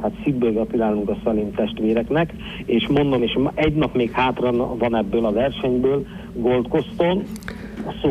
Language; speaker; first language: Hungarian; native; Hungarian